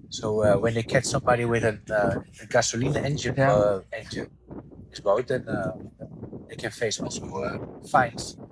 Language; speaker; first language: English; non-native, fluent; Dutch